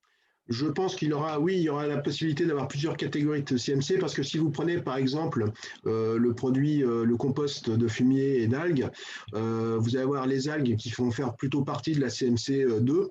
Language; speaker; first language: French; native; French